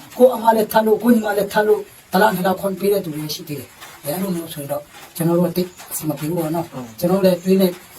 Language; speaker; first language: Burmese; non-native, local second language; Tedim Chin